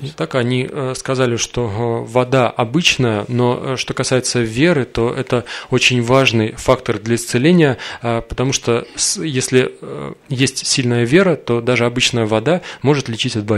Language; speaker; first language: Russian; native; Russian